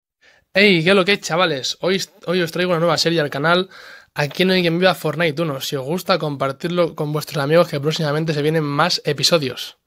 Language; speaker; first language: Spanish; native; Spanish